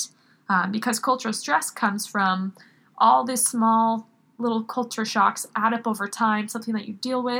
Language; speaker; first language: English; native; English